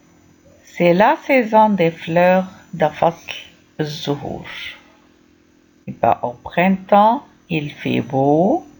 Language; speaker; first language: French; non-native, fluent; Arabic